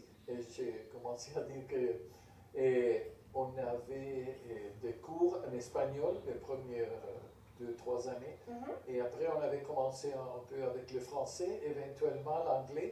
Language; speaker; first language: French; non-native, fluent; Spanish